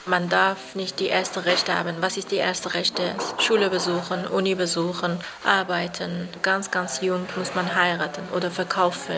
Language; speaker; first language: German; non-native, fluent; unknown